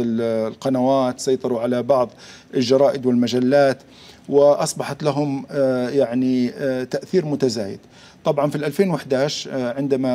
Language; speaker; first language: Arabic; native; Arabic